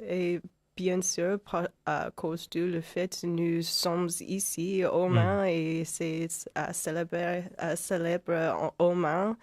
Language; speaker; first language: French; non-native, learner; English